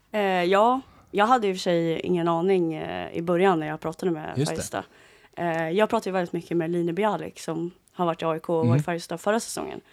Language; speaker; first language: Swedish; native; Swedish